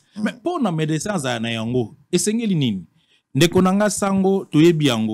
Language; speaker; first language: French; non-native, local second language; Lingala